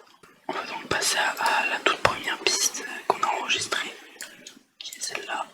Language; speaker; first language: French; native; French